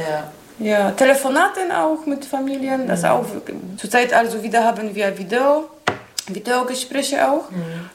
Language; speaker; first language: German; non-native, learner; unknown